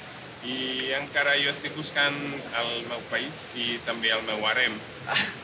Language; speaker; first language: Catalan; non-native, fluent; Hungarian